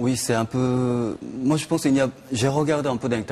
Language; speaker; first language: French; non-native, fluent; Korean